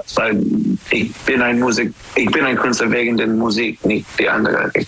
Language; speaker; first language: German; non-native, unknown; English